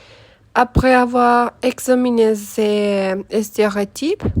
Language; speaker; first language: French; non-native, learner; Spanish